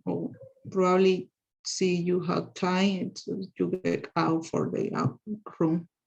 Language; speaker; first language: English; non-native, learner; Spanish